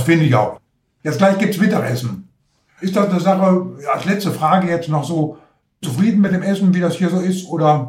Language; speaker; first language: German; native; German